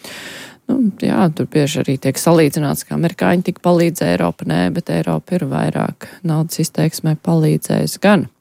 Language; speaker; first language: Latvian; native; Latvian